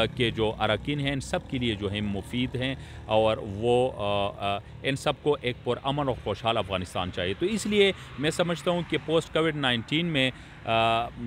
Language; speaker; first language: Urdu; non-native, local second language; Pashto